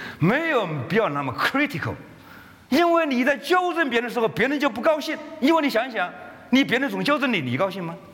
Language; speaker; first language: Chinese; native; Chinese